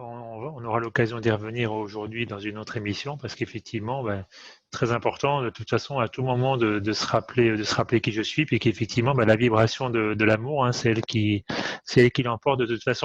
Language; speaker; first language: French; native; French